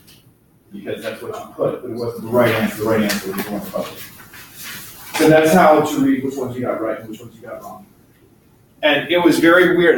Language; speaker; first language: English; native; English